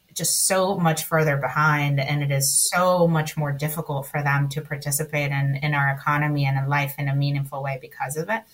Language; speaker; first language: English; early bilingual, other home language; Spanish